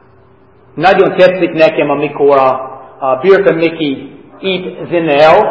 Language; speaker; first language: Hungarian; non-native, fluent; English